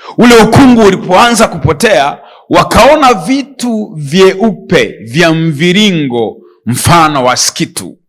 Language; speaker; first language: Swahili; native; Swahili